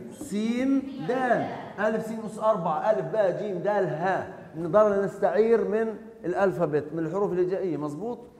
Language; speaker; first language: Arabic; native; Arabic